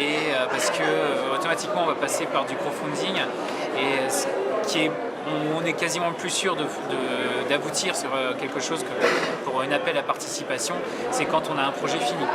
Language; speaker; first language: French; native; French